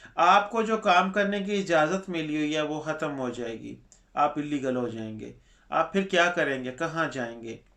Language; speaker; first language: Urdu; non-native, local second language; Punjabi